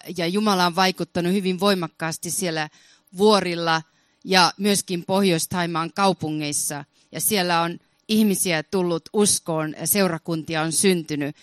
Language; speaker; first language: Finnish; early bilingual, heritage; Finnish